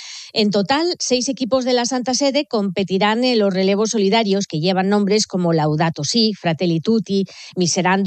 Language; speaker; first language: Spanish; native; Spanish